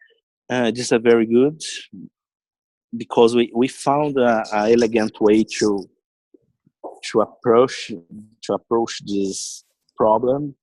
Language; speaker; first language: English; non-native, learner; Portuguese